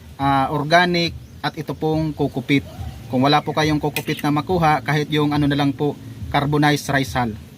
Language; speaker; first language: Filipino; non-native, local second language; Bikol